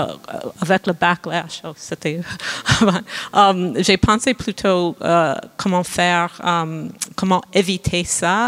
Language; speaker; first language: French; non-native, fluent; English